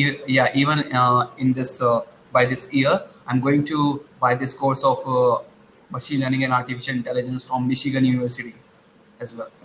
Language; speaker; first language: English; non-native, learner; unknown